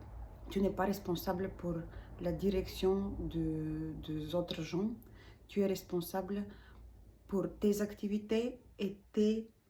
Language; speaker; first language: French; non-native, learner; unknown